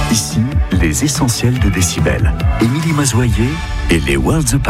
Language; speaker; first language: French; native; French